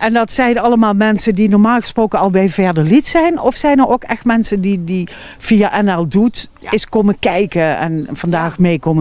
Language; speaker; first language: Dutch; native; Dutch